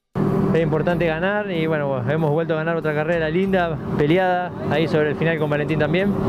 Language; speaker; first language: Spanish; native; Spanish